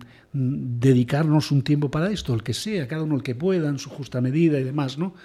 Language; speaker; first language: Spanish; native; Spanish